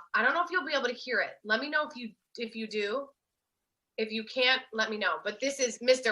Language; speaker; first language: English; native; English